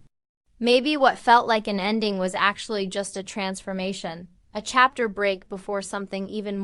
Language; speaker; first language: English; native; English